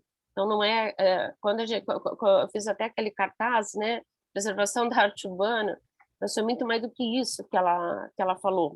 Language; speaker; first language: Portuguese; non-native, learner; Spanish